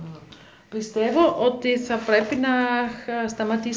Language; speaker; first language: Greek; non-native, learner; German